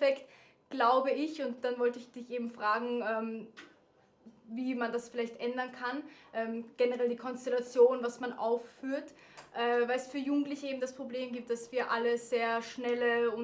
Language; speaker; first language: German; native; German